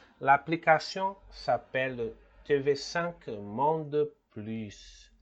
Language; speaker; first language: French; non-native, learner; Portuguese